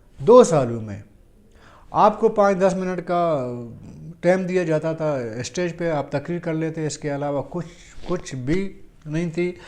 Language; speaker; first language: Urdu; non-native, local second language; Baluchi